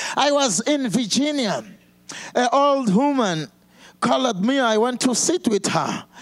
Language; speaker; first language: English; non-native, fluent; Portuguese